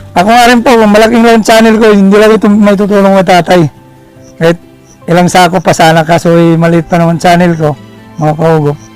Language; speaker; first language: Filipino; non-native, local second language; Waray